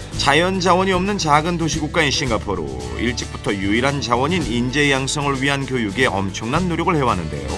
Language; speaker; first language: Korean; native; Korean